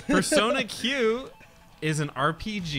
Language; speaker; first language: English; native; English